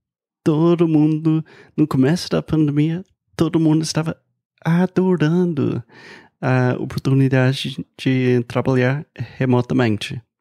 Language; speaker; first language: Portuguese; non-native, fluent; English